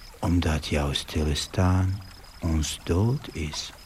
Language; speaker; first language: Dutch; non-native, fluent; Arabic